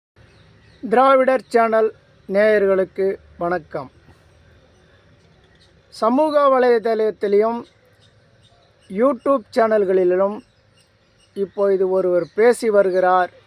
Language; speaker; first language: Tamil; native; Tamil